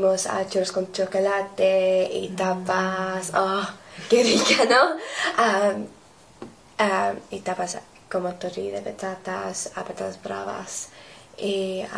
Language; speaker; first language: Spanish; non-native, learner; English